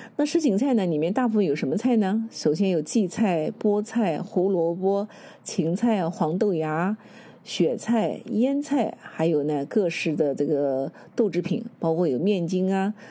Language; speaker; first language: Chinese; native; Chinese